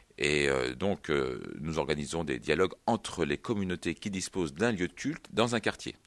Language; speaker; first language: French; native; French